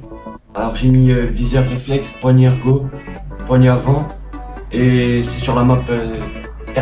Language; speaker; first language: French; native; French